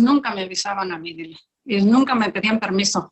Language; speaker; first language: Spanish; native; Spanish